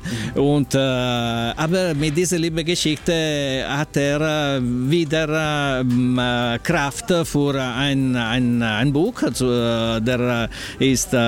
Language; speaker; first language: German; non-native, learner; Italian